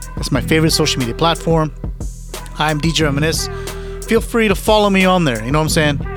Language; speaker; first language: English; early bilingual, other home language; Punjabi